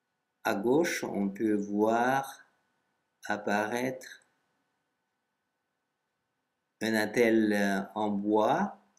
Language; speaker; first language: French; non-native, fluent; Russian